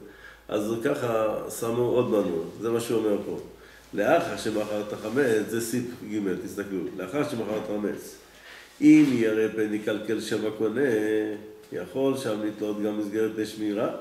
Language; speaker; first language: Hebrew; native; Hebrew